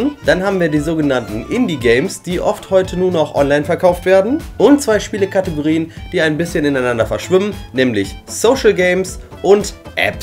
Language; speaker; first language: German; native; German